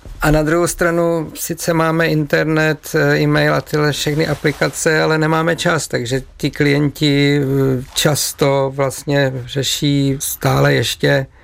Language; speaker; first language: Czech; native; Czech